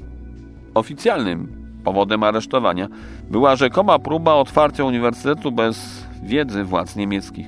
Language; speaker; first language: Polish; native; Polish